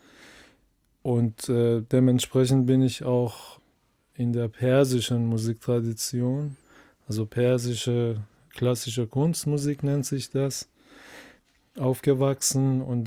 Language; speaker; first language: German; non-native, fluent; Persian